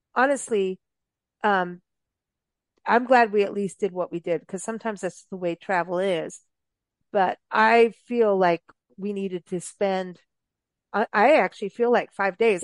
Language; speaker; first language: English; native; English